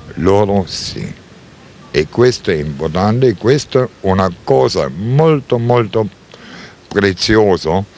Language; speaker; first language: Italian; non-native, learner; German